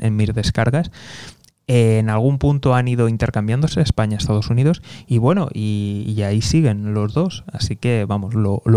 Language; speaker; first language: Spanish; native; Spanish